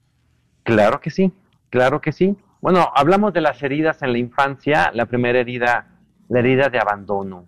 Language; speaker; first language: Spanish; native; Spanish